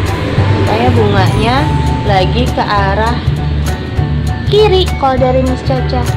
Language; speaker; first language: Indonesian; native; Indonesian